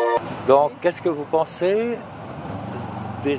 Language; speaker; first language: French; native; French